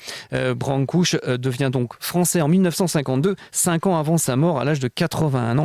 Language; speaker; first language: French; native; French